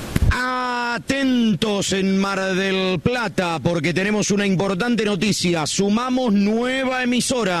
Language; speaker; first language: Spanish; native; Spanish